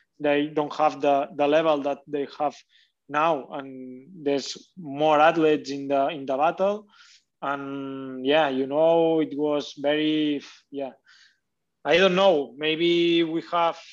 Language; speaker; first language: English; non-native, learner; Catalan